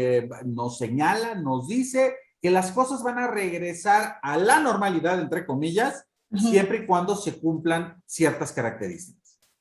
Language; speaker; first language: Spanish; native; Spanish